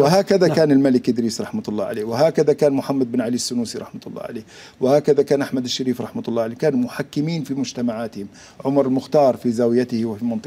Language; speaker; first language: Arabic; native; Arabic